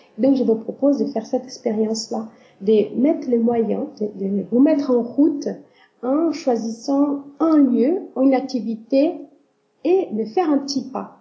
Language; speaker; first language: French; non-native, fluent; Portuguese